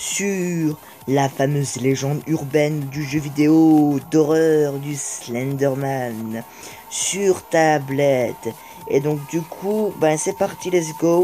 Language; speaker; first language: French; native; French